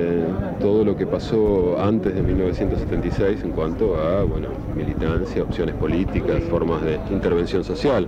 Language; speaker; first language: Spanish; native; Spanish